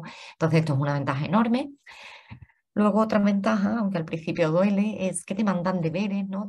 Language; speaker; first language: Spanish; native; Spanish